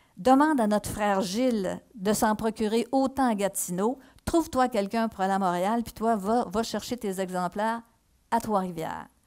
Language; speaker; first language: French; native; French